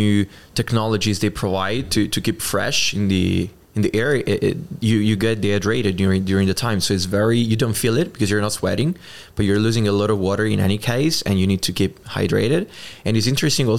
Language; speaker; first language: English; non-native, fluent; Italian